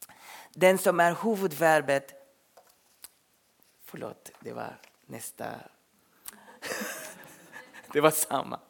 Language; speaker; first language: Swedish; non-native, fluent; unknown